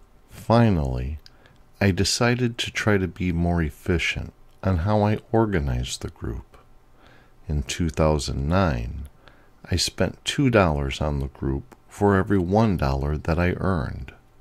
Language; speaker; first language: English; native; English